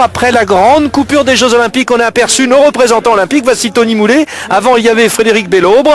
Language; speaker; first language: French; native; French